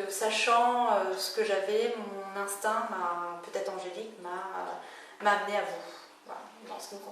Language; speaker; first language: French; native; French